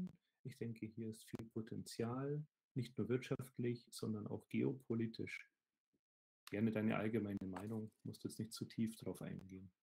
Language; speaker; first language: German; native; German